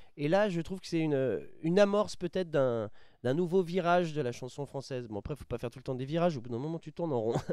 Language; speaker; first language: French; native; French